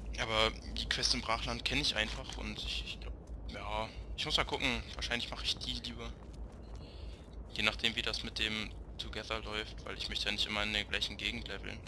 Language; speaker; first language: German; native; German